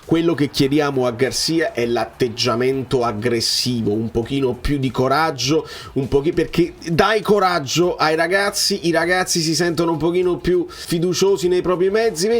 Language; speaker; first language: Italian; native; Italian